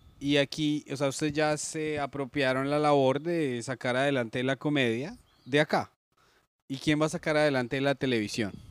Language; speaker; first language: Spanish; native; Spanish